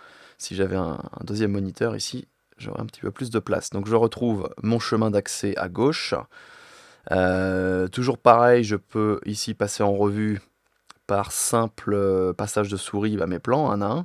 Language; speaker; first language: French; native; French